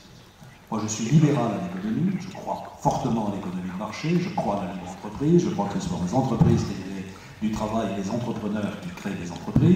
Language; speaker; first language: French; native; French